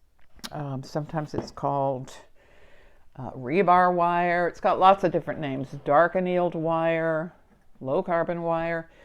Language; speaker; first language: English; native; English